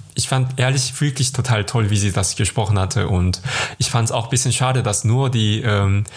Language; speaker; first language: German; non-native, fluent; Korean